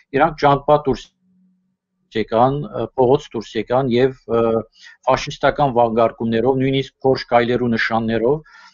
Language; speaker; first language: Armenian; early bilingual, heritage; Armenian